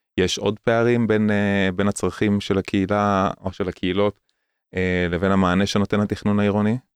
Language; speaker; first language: Hebrew; native; Hebrew